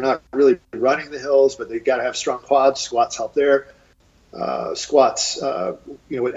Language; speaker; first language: English; native; English